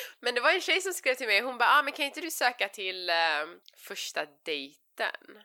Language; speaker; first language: Swedish; early bilingual, other home language; Persian